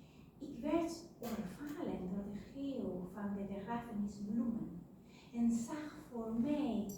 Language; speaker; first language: Dutch; non-native, fluent; Spanish